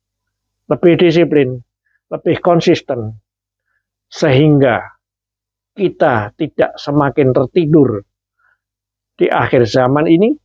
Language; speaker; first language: Indonesian; native; Indonesian